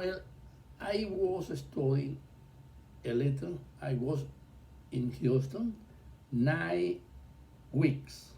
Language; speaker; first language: English; non-native, learner; Spanish